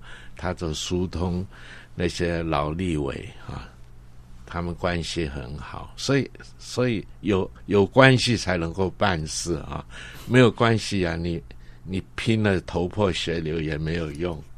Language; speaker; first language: Chinese; non-native, local second language; Cantonese